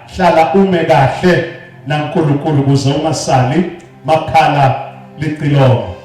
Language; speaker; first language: Zulu; non-native, local second language; Swati